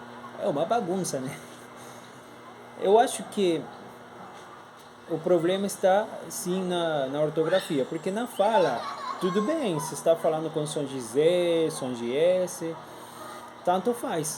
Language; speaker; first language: Portuguese; non-native, fluent; Spanish